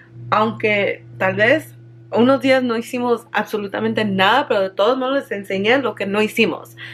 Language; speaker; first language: Spanish; early bilingual, heritage; Spanish